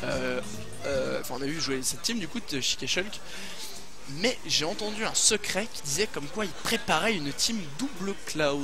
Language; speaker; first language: French; native; French